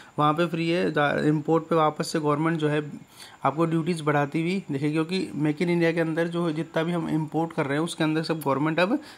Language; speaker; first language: Hindi; native; Hindi